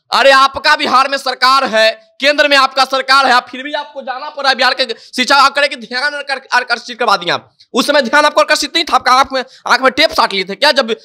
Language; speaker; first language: Hindi; native; Hindi